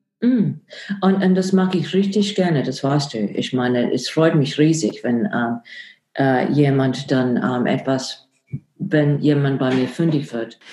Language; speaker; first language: German; non-native, fluent; English